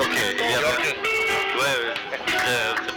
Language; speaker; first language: French; non-native, fluent; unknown